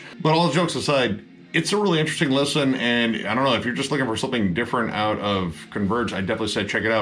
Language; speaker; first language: English; native; English